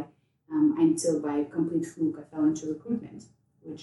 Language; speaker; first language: English; non-native, fluent; Ukrainian